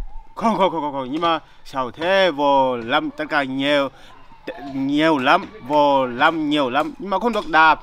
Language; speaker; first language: Vietnamese; non-native, learner; Portuguese